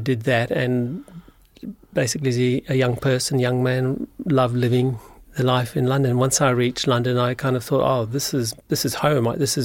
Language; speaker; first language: English; native; English